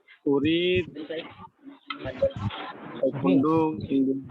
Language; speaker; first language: Arabic; non-native, learner; Indonesian